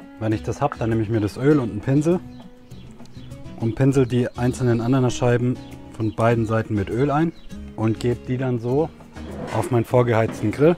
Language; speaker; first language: German; native; German